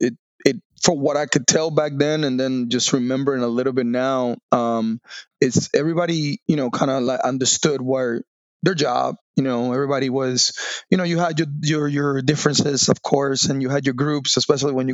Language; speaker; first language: English; non-native, fluent; Spanish